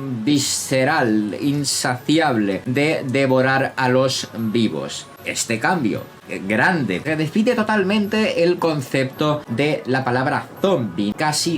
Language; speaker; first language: Spanish; native; Spanish